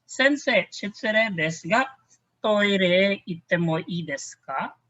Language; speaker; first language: Japanese; non-native, fluent; Filipino